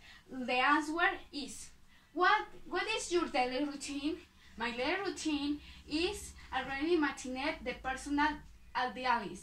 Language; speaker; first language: English; non-native, learner; Spanish